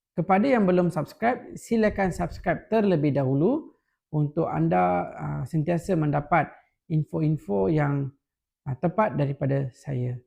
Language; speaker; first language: Malay; non-native, local second language; Tamil